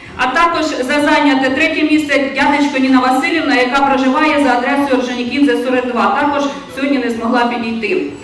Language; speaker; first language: Ukrainian; native; Ukrainian